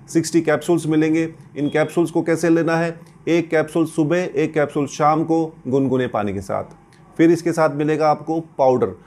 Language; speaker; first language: Hindi; native; Hindi